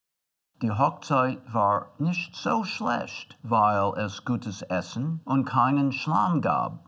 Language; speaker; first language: German; non-native, fluent; English